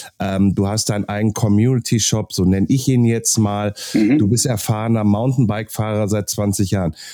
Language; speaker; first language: German; native; German